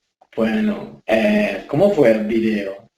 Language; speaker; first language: Spanish; non-native, learner; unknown